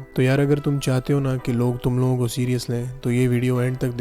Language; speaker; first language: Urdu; non-native, local second language; Punjabi